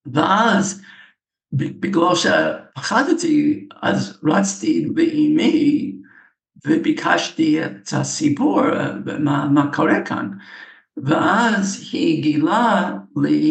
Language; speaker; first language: Hebrew; non-native, fluent; English